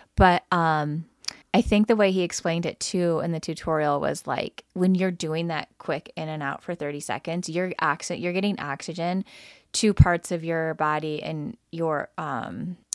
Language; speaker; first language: English; native; English